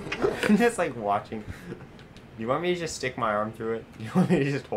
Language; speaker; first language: English; native; English